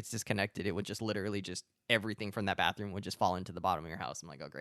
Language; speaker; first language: English; native; English